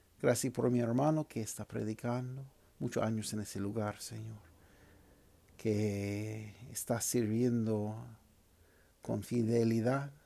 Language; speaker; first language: Spanish; non-native, fluent; English